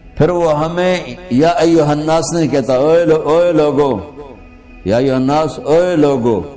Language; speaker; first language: Urdu; non-native, local second language; Punjabi